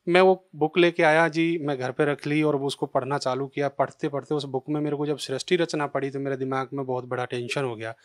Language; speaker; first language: Hindi; native; Hindi